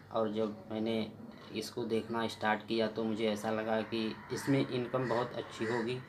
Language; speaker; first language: Hindi; native; Hindi